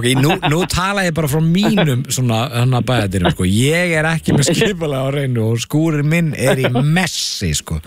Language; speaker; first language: Icelandic; native; Icelandic